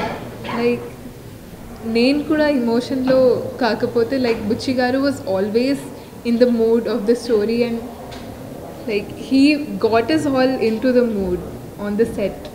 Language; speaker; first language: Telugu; non-native, fluent; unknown